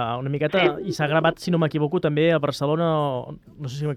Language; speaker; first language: Catalan; native; Catalan